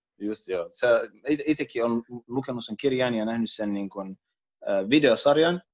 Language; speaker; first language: Finnish; early bilingual, other home language; Arabic